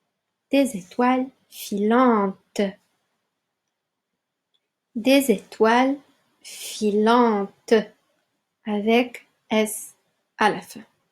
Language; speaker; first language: French; non-native, local second language; Arabic